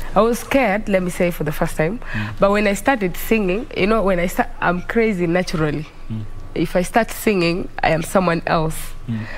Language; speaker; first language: English; non-native, local second language; Luo (Kenya and Tanzania)